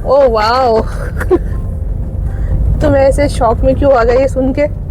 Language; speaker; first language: Hindi; native; Hindi